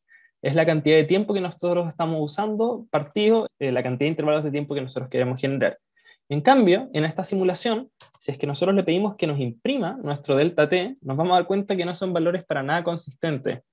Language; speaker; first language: Spanish; native; Spanish